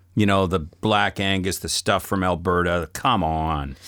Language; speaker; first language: English; native; English